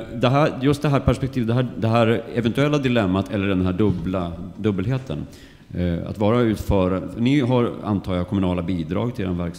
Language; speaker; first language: Swedish; native; Swedish